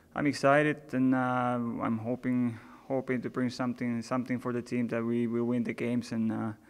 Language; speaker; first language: English; non-native, fluent; Finnish